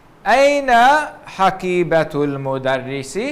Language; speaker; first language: Arabic; non-native, fluent; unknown